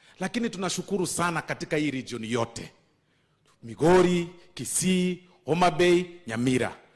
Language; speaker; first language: Swahili; non-native, local second language; Gusii